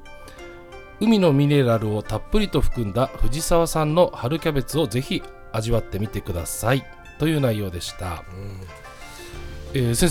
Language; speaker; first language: Japanese; native; Japanese